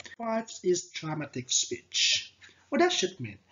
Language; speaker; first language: English; non-native, fluent; Indonesian